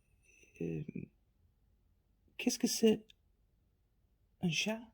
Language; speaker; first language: French; non-native, learner; Faroese